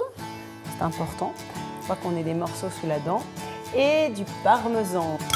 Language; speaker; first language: French; native; French